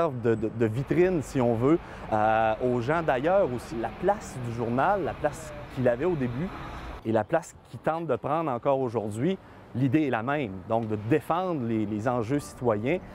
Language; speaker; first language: French; native; French